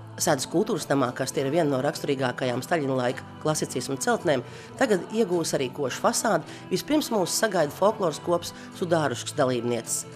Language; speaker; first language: Latvian; native; Latvian